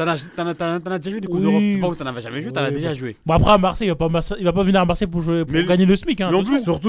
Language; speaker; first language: French; native; French